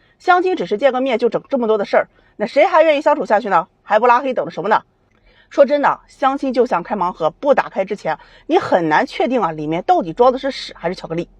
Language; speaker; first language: Chinese; native; Chinese